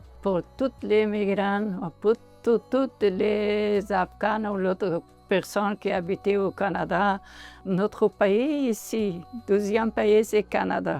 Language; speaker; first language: French; non-native, learner; Persian